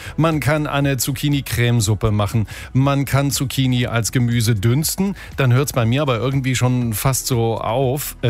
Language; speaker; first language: German; native; German